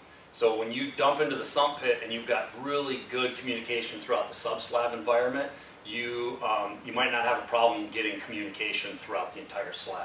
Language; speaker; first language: English; native; English